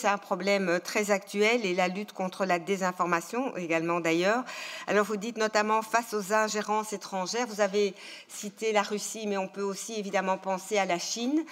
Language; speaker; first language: French; native; French